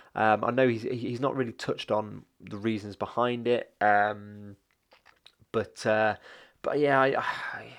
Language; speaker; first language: English; native; English